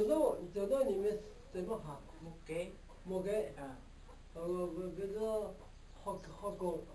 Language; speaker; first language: Chinese; non-native, local second language; Hmong